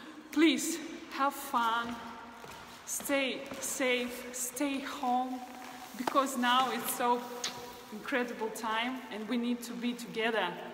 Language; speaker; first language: English; non-native, learner; Russian